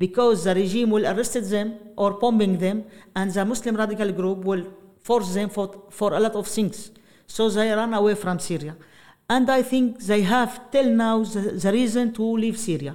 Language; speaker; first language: English; non-native, learner; Arabic